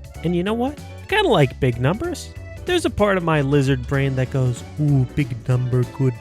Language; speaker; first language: English; native; English